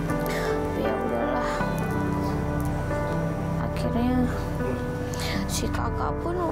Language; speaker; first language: Indonesian; native; Indonesian